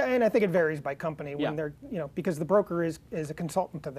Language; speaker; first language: English; native; English